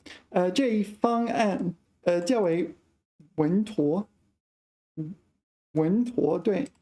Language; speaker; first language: Chinese; non-native, fluent; English